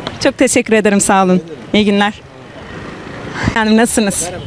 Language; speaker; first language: Turkish; native; Turkish